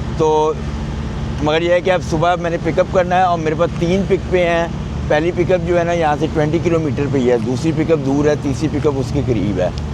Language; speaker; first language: Urdu; non-native, local second language; Punjabi